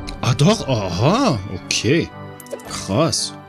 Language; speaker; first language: German; native; German